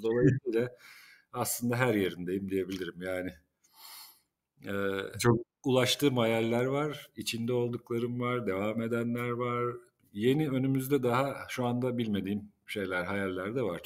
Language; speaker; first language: Turkish; native; Turkish